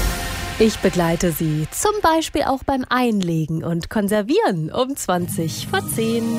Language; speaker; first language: German; native; German